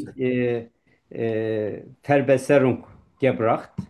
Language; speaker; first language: German; non-native, learner; Turkish